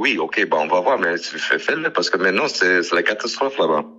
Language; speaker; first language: French; non-native, learner; English